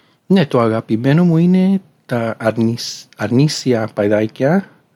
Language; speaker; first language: Greek; non-native, learner; English